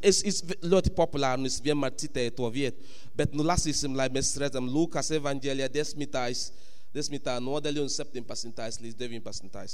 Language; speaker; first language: Latvian; non-native, fluent; English